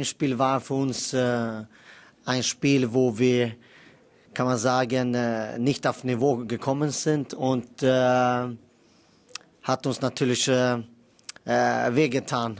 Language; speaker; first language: German; non-native, fluent; Swedish